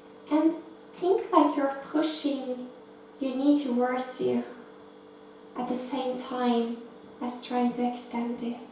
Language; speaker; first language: English; non-native, fluent; Norwegian